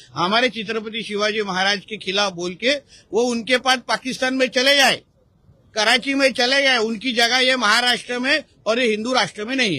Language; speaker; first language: Hindi; non-native, local second language; Marathi